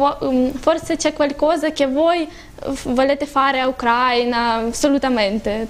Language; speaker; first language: Italian; non-native, learner; Russian